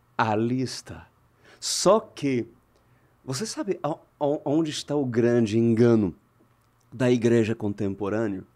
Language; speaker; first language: Portuguese; non-native, fluent; French